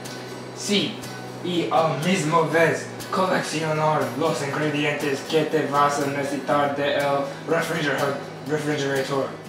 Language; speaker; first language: Spanish; non-native, learner; English